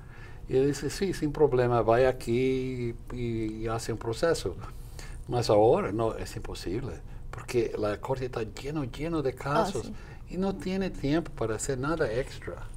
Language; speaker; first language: Spanish; non-native, fluent; Portuguese